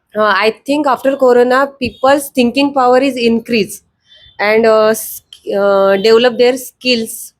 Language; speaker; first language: English; non-native, learner; Marathi